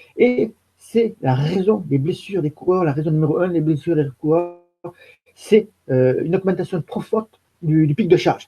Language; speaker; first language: French; native; French